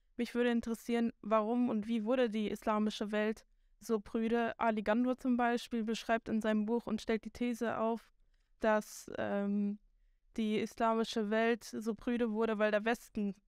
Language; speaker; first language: German; non-native, fluent; Arabic